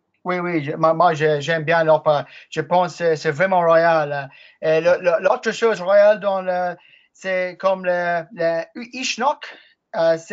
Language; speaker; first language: French; non-native, learner; English